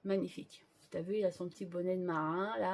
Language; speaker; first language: French; native; French